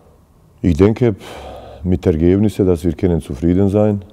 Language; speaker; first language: German; non-native, fluent; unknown